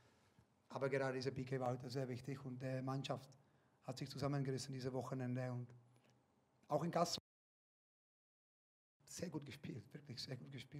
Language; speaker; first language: German; non-native, fluent; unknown